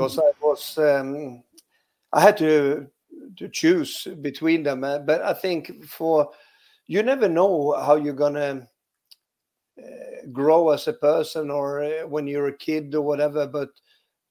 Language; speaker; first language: English; non-native, fluent; Swedish